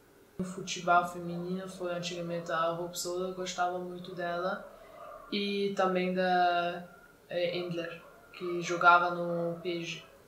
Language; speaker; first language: Portuguese; non-native, fluent; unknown